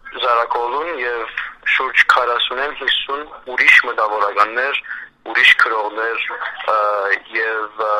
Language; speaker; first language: Armenian; early bilingual, heritage; Armenian